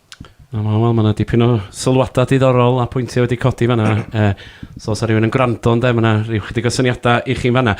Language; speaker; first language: Welsh; native; Welsh